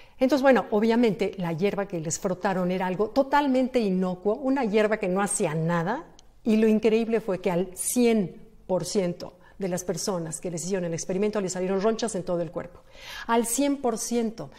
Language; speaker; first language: Spanish; native; Spanish